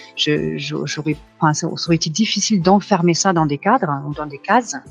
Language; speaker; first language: French; non-native, fluent; German